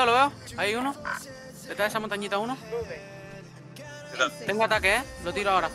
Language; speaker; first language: Spanish; native; Spanish